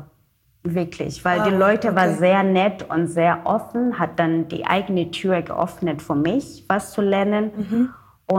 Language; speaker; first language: German; non-native, learner; Xhosa